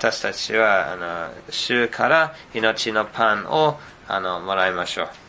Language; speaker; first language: Japanese; non-native, fluent; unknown